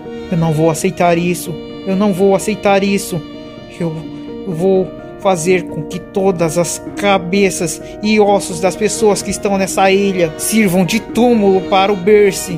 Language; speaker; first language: Portuguese; native; Portuguese